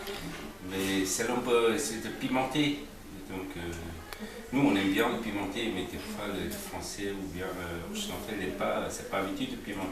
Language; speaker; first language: French; non-native, learner; Korean